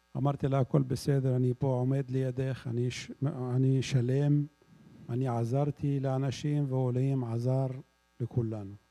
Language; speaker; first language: Hebrew; non-native, local second language; Arabic